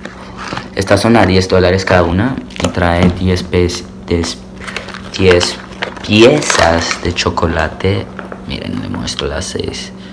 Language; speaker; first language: Spanish; early bilingual, heritage; Spanish